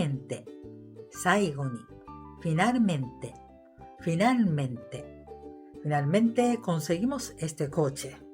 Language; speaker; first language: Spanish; non-native, fluent; Japanese